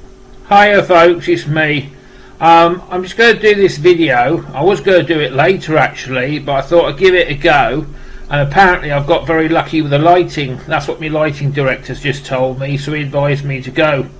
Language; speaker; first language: English; native; English